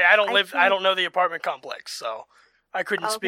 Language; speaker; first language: English; native; English